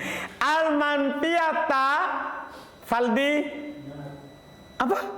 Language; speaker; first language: Arabic; non-native, fluent; Indonesian